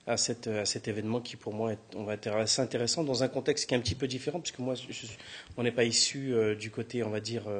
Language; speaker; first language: French; native; French